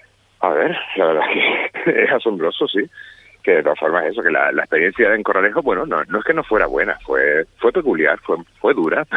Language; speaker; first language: Spanish; native; Spanish